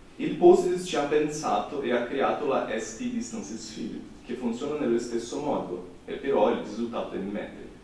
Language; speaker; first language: Italian; non-native, fluent; Portuguese